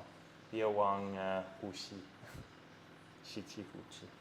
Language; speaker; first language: Chinese; non-native, learner; English